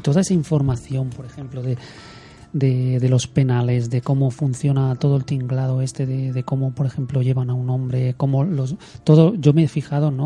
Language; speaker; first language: Spanish; native; Spanish